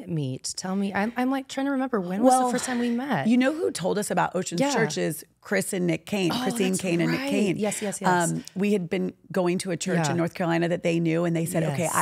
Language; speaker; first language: English; native; English